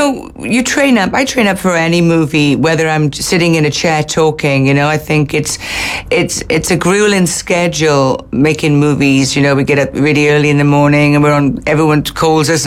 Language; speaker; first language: English; native; English